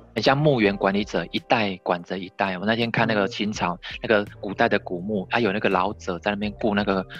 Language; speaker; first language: Chinese; native; Chinese